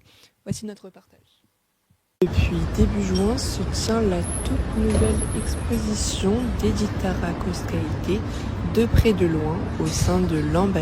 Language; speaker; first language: French; native; French